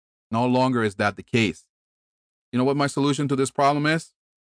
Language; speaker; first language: English; early bilingual, other home language; Spanish